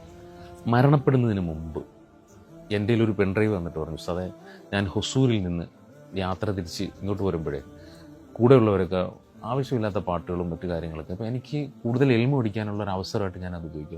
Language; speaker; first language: Malayalam; native; Malayalam